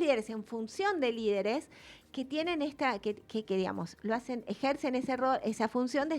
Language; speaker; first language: Spanish; native; Spanish